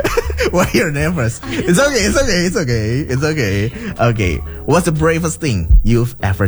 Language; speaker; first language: English; non-native, learner; Indonesian